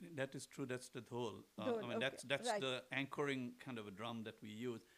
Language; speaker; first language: English; non-native, local second language; Assamese